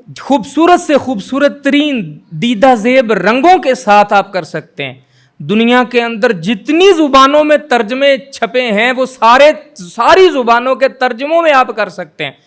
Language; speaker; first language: Urdu; non-native, local second language; Punjabi